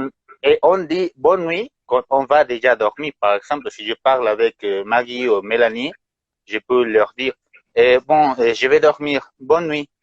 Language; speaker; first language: French; non-native, fluent; Spanish